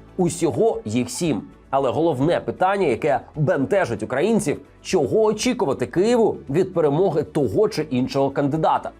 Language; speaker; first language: Ukrainian; native; Ukrainian